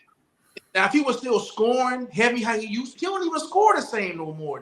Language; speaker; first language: English; native; English